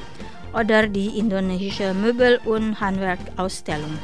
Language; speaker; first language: German; non-native, fluent; Indonesian